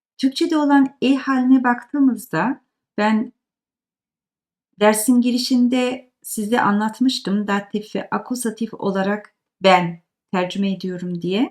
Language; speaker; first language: Turkish; native; Turkish